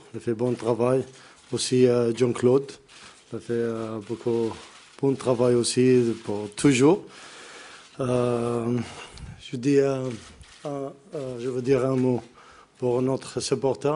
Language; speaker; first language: French; non-native, learner; Arabic